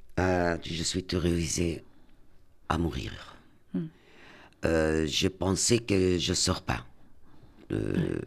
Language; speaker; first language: French; non-native, learner; Arabic